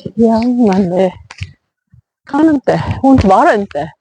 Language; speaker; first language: Swedish; non-native, learner; Filipino